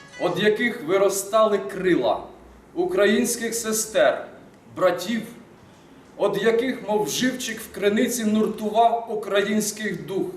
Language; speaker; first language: Ukrainian; native; Ukrainian